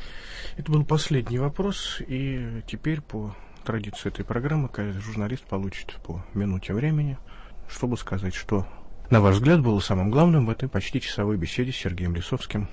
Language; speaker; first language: Russian; native; Russian